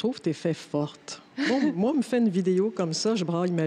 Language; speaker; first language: French; native; French